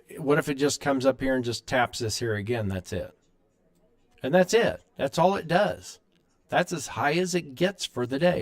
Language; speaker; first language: English; native; English